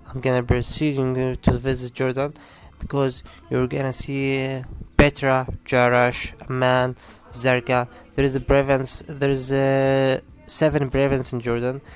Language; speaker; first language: English; non-native, learner; Arabic